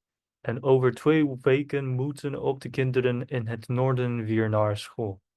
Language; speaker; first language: Dutch; non-native, learner; Korean